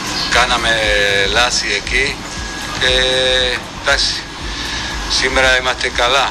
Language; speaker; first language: Greek; non-native, fluent; Spanish